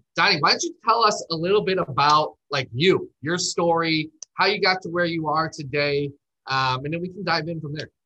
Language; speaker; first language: English; native; English